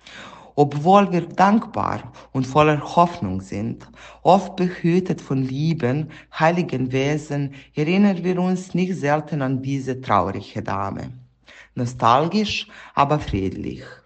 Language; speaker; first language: German; non-native, fluent; Serbian